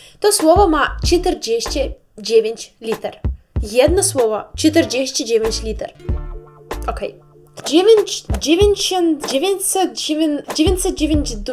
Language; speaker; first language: Polish; non-native, learner; Russian